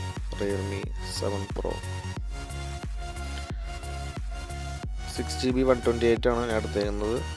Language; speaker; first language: Malayalam; native; Malayalam